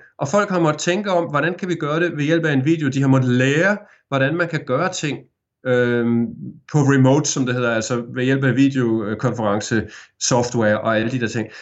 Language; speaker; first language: Danish; native; Danish